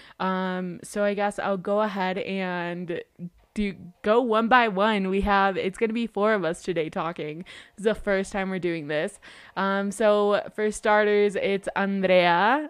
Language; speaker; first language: English; early bilingual, other home language; Spanish